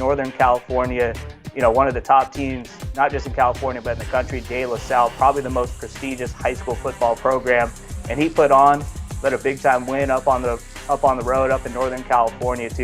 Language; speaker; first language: English; native; English